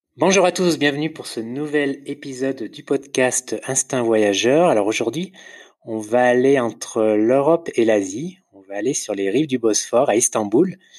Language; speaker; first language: French; native; French